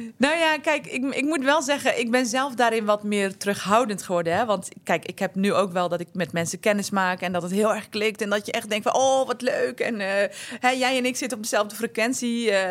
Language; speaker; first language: Dutch; early bilingual, other home language; Turkish